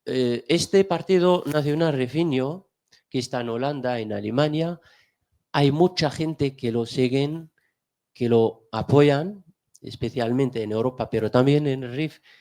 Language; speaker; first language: Spanish; non-native, fluent; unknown